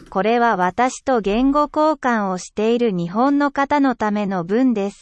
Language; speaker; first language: Japanese; non-native, learner; Korean